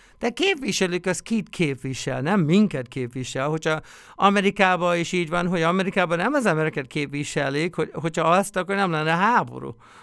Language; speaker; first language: Hungarian; non-native, fluent; English